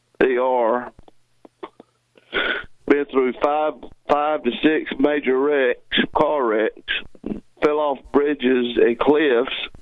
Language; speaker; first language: English; native; English